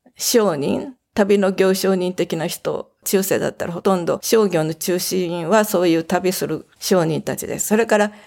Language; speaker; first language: Japanese; native; Japanese